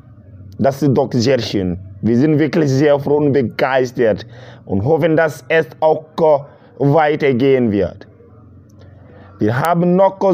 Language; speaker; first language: German; non-native, learner; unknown